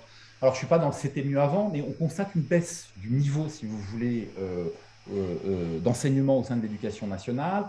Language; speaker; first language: French; native; French